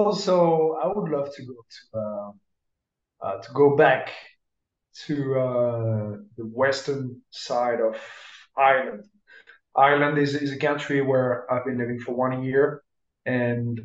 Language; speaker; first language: English; non-native, fluent; French